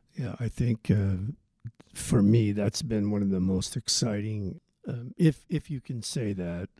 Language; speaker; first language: English; native; English